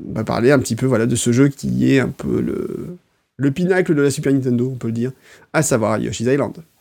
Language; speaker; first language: French; native; French